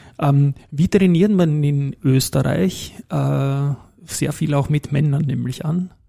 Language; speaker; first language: German; native; German